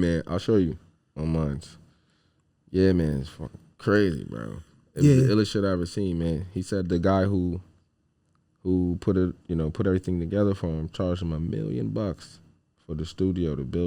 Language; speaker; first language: English; native; English